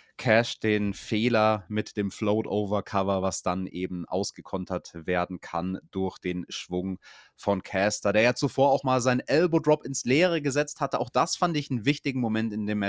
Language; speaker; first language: German; native; German